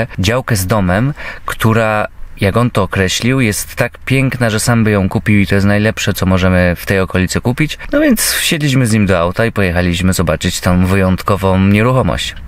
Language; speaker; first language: Polish; native; Polish